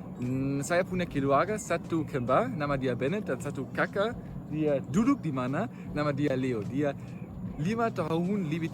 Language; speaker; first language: Indonesian; non-native, learner; German